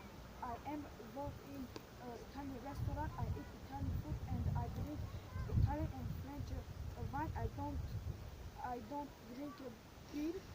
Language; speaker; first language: English; non-native, learner; Tajik